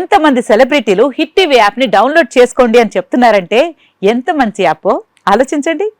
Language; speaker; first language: Telugu; native; Telugu